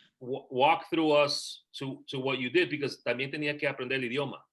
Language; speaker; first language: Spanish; early bilingual, heritage; Spanish